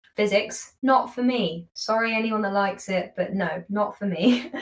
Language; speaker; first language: English; native; English